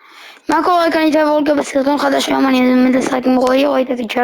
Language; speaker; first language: Hebrew; native; Hebrew